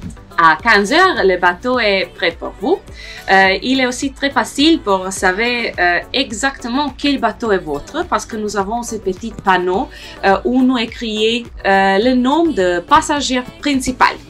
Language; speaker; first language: French; non-native, learner; Croatian